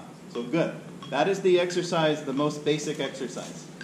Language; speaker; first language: English; native; English